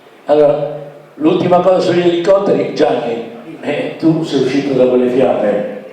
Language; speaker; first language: Italian; native; Italian